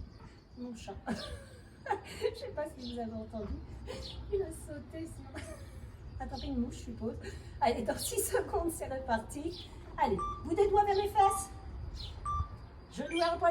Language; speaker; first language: French; native; French